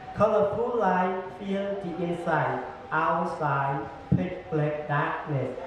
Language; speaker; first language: English; non-native, learner; Khmer